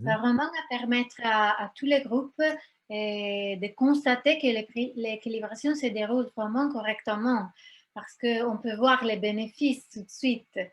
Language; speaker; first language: French; non-native, fluent; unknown